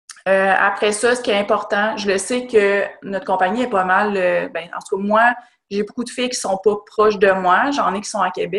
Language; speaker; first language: French; native; French